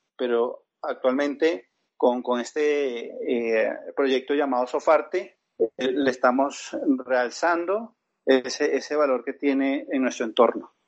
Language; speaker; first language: Spanish; native; Spanish